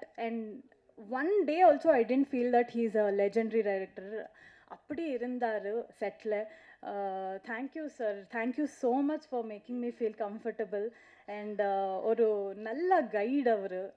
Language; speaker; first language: Tamil; non-native, learner; Kannada